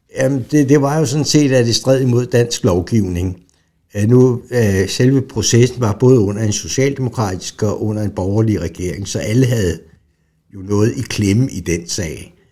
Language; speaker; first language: Danish; native; Danish